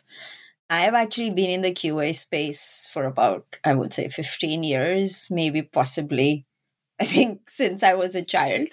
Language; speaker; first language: English; non-native, local second language; Urdu